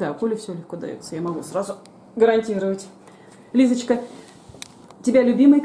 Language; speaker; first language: Russian; native; Russian